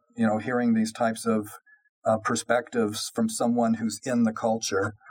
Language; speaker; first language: English; native; English